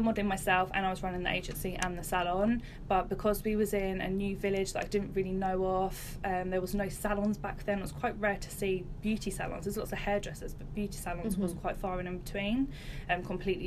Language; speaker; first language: English; native; English